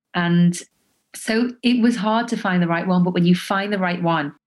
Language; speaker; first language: English; native; English